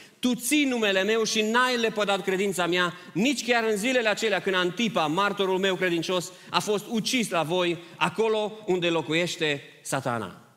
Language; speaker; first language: Romanian; early bilingual, heritage; Romanian